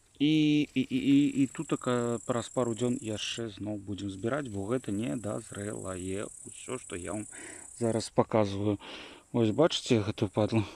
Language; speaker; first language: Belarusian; native; Belarusian